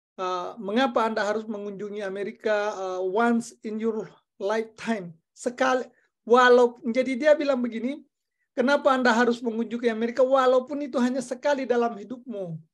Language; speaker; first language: Indonesian; non-native, local second language; Buginese